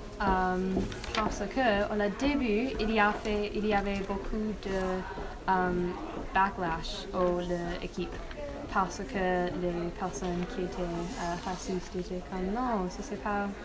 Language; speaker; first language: French; non-native, learner; English